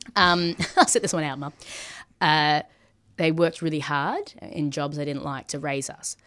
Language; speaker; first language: English; early bilingual, other home language; Maltese